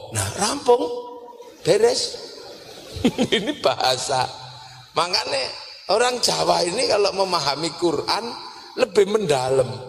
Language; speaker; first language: Indonesian; non-native, local second language; Javanese